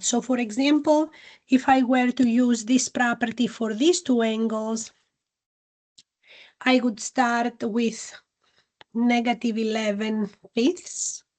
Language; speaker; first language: English; non-native, fluent; Greek